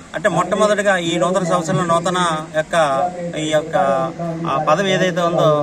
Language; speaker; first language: Telugu; native; Telugu